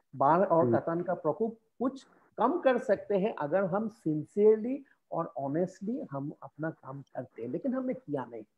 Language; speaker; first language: Hindi; non-native, local second language; Assamese